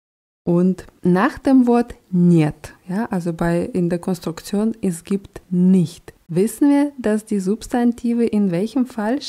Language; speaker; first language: German; non-native, fluent; Russian